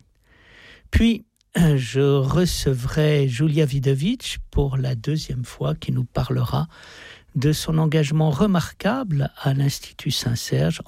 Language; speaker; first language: French; native; French